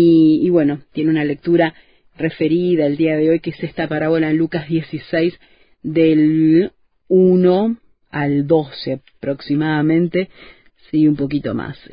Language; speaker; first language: Spanish; native; Spanish